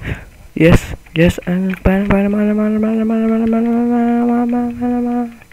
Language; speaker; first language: Dutch; native; Dutch